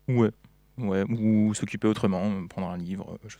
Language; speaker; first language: French; native; French